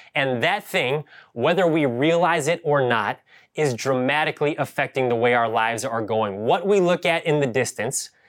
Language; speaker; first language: English; native; English